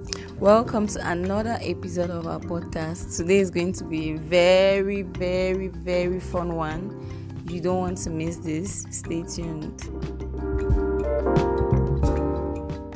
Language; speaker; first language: English; non-native, local second language; French